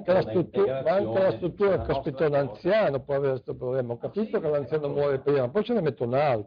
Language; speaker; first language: Italian; native; Italian